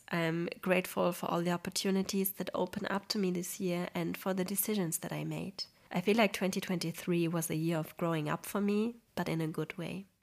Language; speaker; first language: English; non-native, fluent; Polish